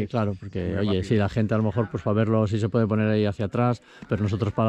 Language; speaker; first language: Spanish; native; Spanish